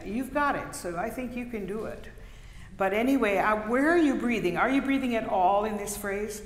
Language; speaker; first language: English; native; English